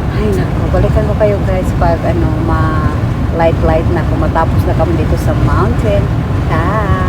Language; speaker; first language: Filipino; non-native, local second language; Cebuano